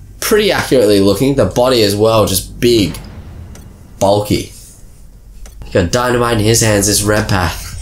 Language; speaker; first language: English; native; English